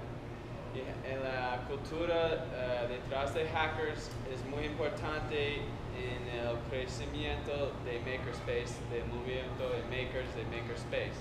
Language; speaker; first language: Spanish; non-native, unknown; English